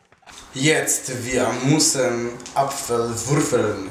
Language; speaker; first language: German; non-native, learner; Polish